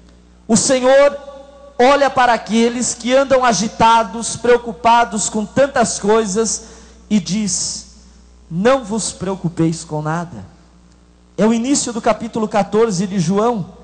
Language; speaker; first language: Portuguese; native; Portuguese